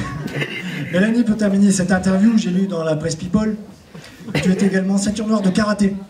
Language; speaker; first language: French; native; French